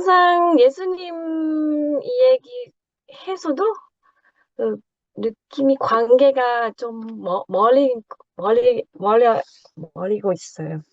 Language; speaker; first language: Korean; non-native, learner; Thai